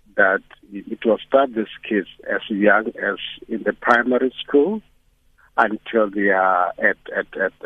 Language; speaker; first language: English; non-native, local second language; Northern Sotho